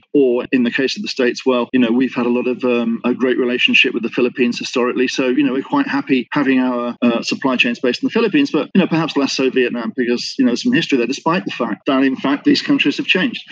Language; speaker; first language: English; native; English